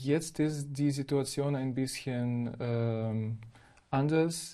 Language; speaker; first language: German; non-native, fluent; Ukrainian